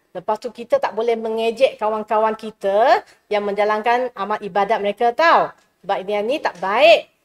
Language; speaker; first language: Malay; non-native, local second language; Chinese